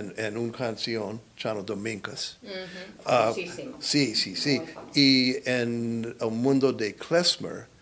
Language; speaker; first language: Spanish; non-native, learner; English